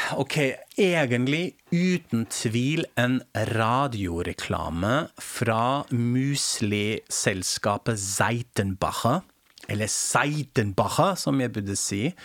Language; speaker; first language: Norwegian; non-native, fluent; German